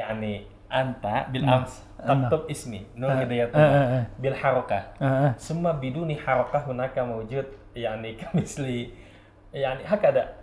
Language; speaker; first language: Arabic; non-native, learner; Indonesian